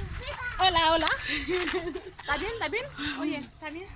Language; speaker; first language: Spanish; non-native, learner; Haitian Creole